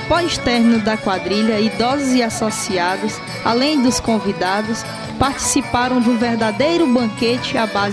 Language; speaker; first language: Portuguese; native; Portuguese